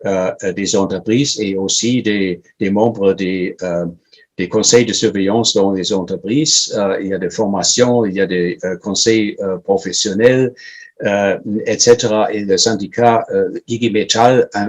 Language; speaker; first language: French; non-native, fluent; German